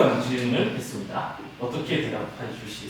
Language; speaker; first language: Korean; native; Korean